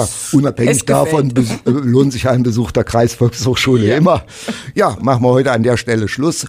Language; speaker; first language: German; native; German